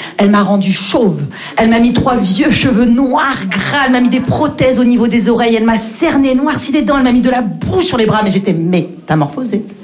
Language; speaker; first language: French; native; French